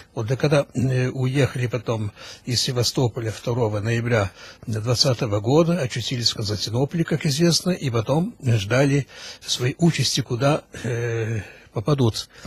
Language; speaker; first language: Russian; early bilingual, heritage; Russian